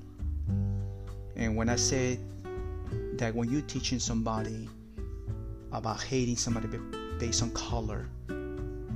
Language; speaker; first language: English; non-native, fluent; Spanish